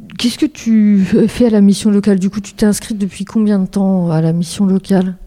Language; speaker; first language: French; native; French